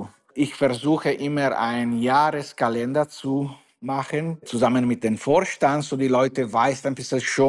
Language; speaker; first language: German; non-native, fluent; Italian